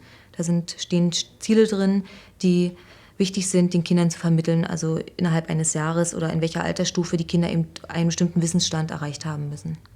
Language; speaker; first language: German; native; German